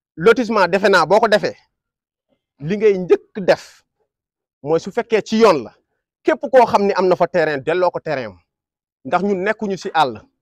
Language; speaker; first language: Wolof; non-native, local second language; Fula